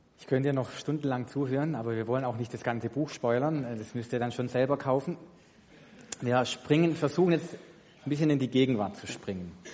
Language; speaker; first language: German; native; German